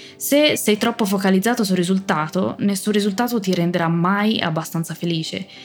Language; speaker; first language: Italian; native; Italian